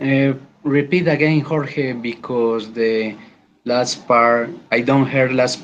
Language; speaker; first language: English; non-native, learner; Spanish